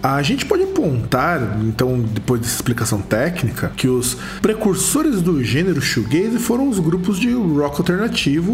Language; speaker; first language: Portuguese; native; Portuguese